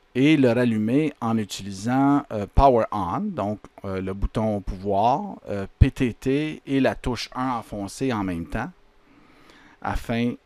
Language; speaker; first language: French; native; French